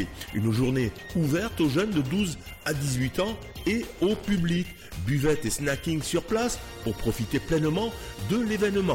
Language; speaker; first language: French; native; French